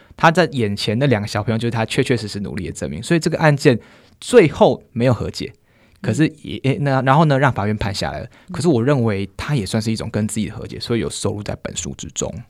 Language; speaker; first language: Chinese; native; Chinese